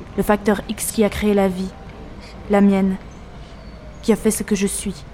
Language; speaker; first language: French; native; French